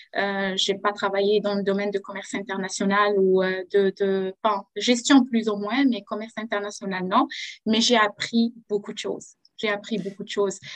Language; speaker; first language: French; non-native, local second language; Arabic